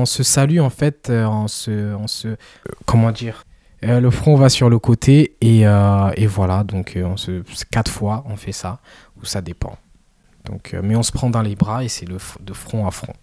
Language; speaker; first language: French; early bilingual, other home language; Kinyarwanda